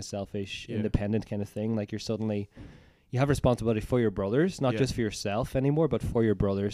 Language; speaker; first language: English; native; English